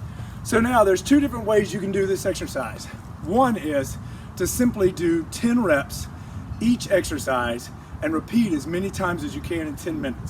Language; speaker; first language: English; native; English